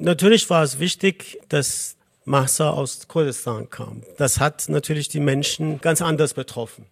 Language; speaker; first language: German; non-native, fluent; Azerbaijani